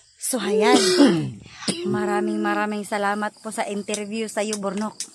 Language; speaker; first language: Filipino; non-native, local second language; Cebuano